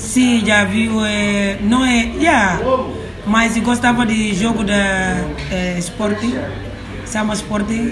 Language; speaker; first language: Portuguese; non-native, learner; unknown